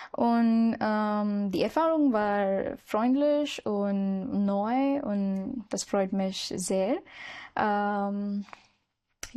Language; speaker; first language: German; non-native, learner; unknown